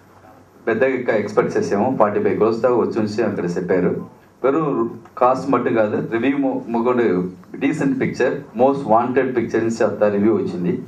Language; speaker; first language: Telugu; non-native, learner; Tamil